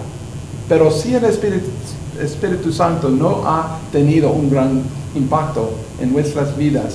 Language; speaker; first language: Spanish; non-native, learner; English